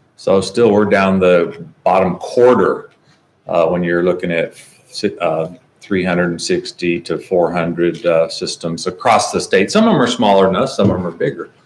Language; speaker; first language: English; native; English